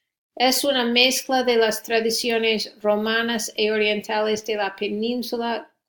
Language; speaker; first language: Spanish; non-native, fluent; English